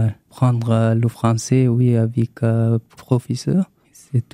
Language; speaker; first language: French; non-native, learner; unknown